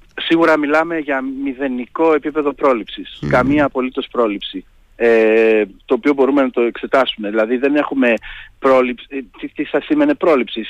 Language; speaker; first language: Greek; native; Greek